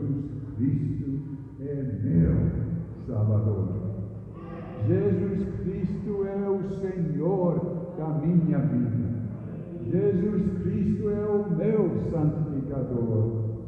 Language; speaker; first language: Portuguese; non-native, fluent; English